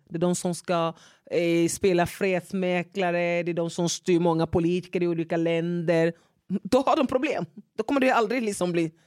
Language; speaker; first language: Swedish; non-native, fluent; French